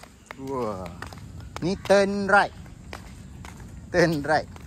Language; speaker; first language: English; non-native, local second language; Malay